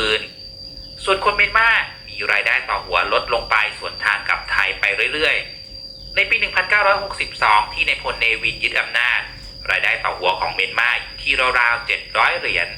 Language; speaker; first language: Thai; native; Thai